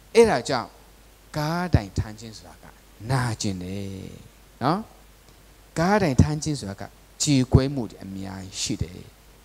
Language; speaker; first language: Burmese; non-native, local second language; Tedim Chin